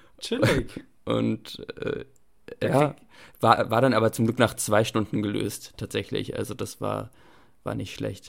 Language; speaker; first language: German; native; German